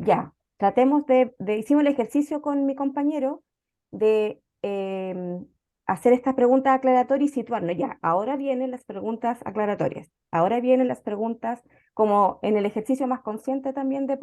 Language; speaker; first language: Spanish; native; Spanish